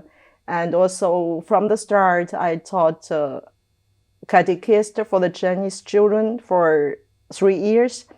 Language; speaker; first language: English; non-native, learner; Chinese